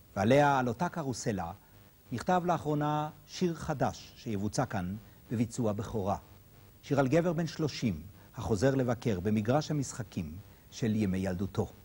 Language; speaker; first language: Hebrew; native; Hebrew